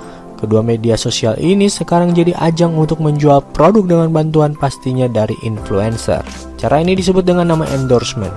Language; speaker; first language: Indonesian; native; Indonesian